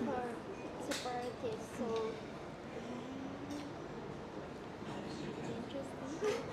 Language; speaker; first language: English; non-native, learner; Japanese